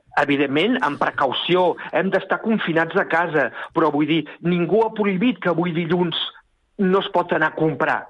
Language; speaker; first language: Catalan; native; Catalan